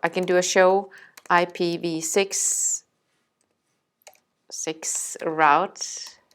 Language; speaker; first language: English; non-native, fluent; Danish